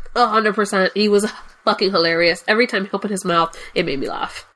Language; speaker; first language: English; non-native, fluent; Spanish